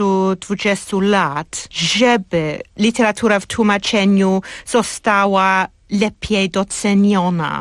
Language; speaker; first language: Polish; non-native, fluent; English